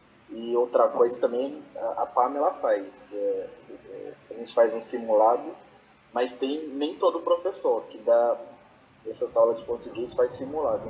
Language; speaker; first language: Portuguese; non-native, fluent; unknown